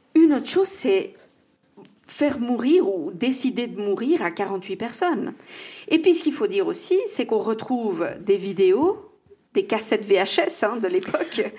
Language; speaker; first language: French; native; French